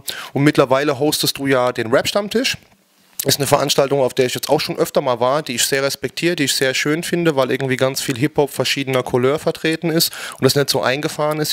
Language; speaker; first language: German; native; German